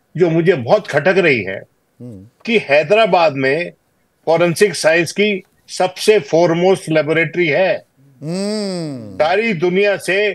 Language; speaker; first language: Hindi; native; Hindi